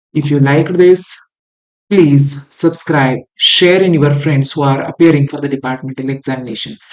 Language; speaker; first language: English; non-native, local second language; Kannada